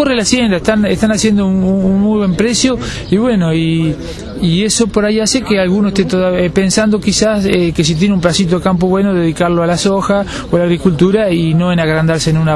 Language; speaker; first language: Spanish; native; Spanish